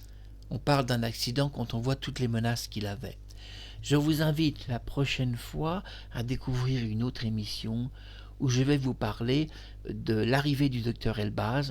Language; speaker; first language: French; native; French